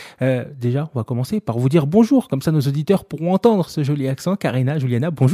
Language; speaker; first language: French; native; French